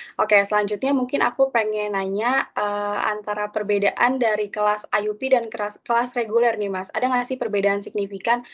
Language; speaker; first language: Indonesian; native; Indonesian